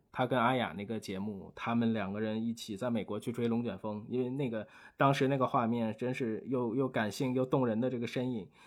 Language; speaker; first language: Chinese; native; Chinese